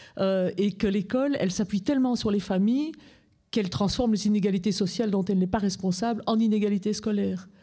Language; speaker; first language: French; native; French